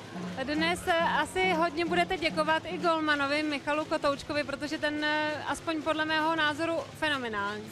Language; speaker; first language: Czech; native; Czech